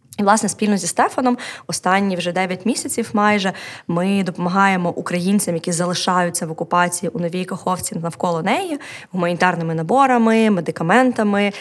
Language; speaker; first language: Ukrainian; native; Ukrainian